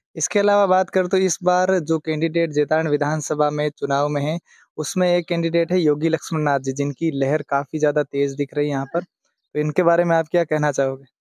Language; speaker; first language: Hindi; native; Hindi